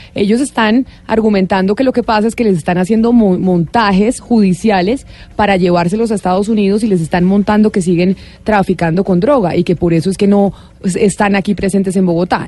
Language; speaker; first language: Spanish; native; Spanish